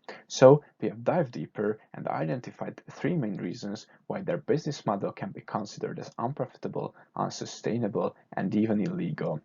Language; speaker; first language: English; non-native, fluent; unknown